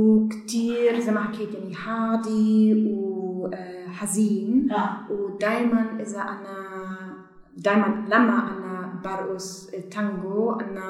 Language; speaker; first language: Arabic; non-native, learner; German